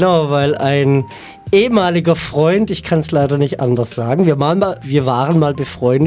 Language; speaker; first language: German; native; German